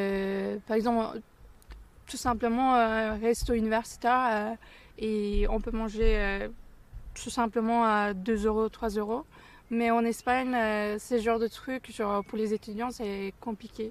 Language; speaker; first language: French; non-native, fluent; Turkish